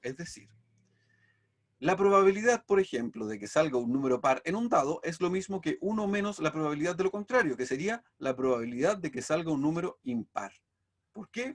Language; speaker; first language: Spanish; native; Spanish